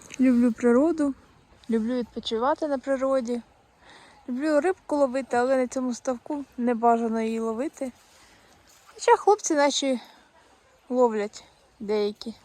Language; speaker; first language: Ukrainian; native; Ukrainian